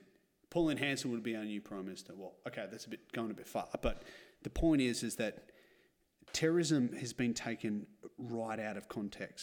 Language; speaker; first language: English; native; English